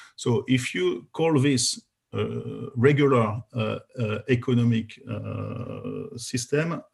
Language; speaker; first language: English; non-native, fluent; French